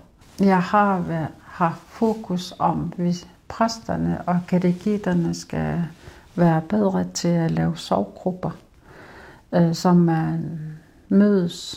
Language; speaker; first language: Danish; non-native, local second language; Kalaallisut